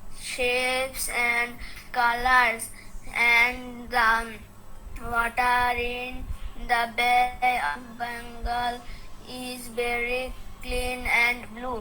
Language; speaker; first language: English; non-native, learner; Bangla